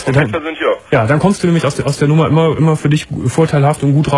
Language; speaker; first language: German; native; German